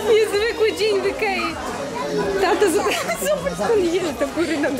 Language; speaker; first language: Polish; native; Polish